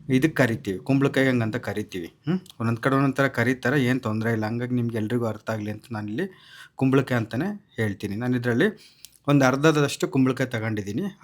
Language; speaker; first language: Kannada; native; Kannada